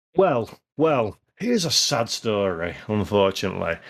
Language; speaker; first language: English; native; English